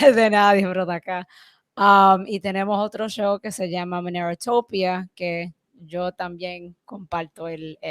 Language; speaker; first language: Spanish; early bilingual, heritage; English